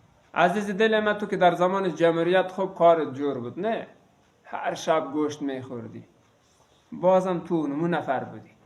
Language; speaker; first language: Persian; native; Persian